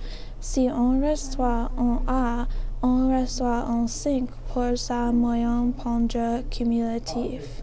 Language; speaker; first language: French; non-native, learner; English